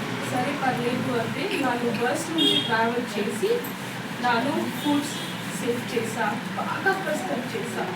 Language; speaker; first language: Telugu; non-native, learner; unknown